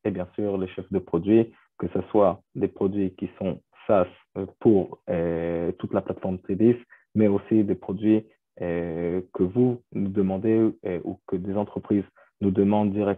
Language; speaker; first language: French; non-native, fluent; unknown